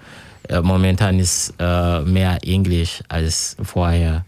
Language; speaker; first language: German; non-native, learner; Kinyarwanda